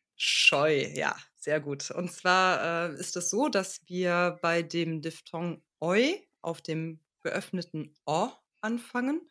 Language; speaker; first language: German; native; German